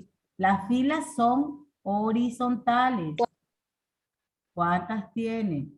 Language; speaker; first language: Spanish; native; Spanish